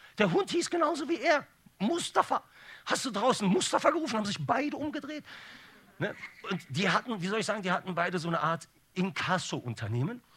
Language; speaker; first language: German; early bilingual, other home language; Turkish